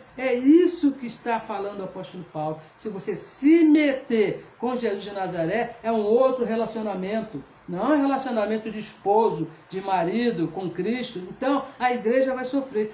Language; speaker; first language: Portuguese; native; Portuguese